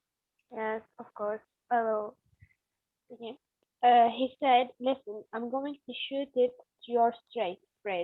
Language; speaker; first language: English; non-native, learner; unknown